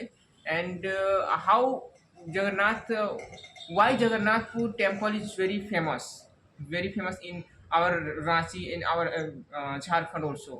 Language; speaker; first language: English; non-native, learner; Hindi